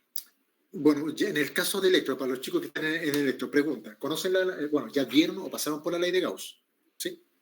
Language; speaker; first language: Spanish; native; Spanish